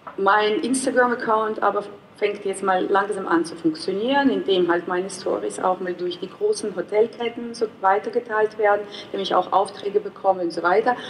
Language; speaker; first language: German; non-native, fluent; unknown